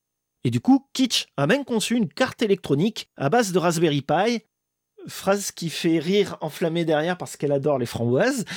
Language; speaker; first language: French; native; French